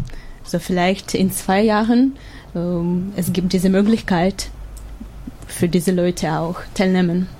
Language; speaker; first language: German; non-native, learner; Ukrainian